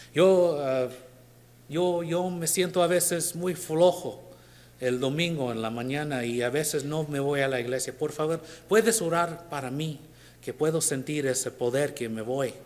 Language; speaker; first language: Spanish; non-native, learner; English